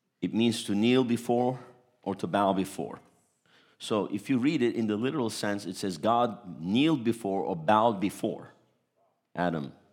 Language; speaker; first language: English; early bilingual, other home language; Turkish